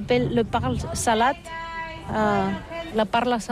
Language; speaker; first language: French; non-native, learner; Catalan